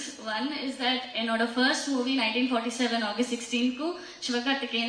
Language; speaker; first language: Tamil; non-native, fluent; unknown